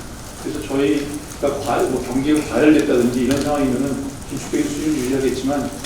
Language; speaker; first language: Korean; native; Korean